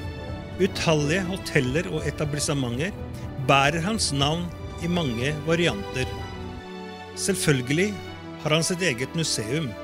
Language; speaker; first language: Norwegian; native; Norwegian